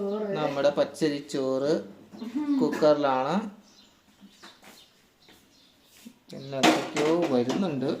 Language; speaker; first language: Malayalam; native; Malayalam